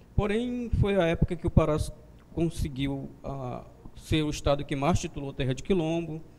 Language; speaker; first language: Portuguese; native; Portuguese